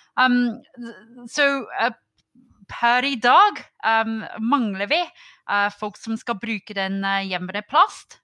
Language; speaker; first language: Norwegian; non-native, fluent; English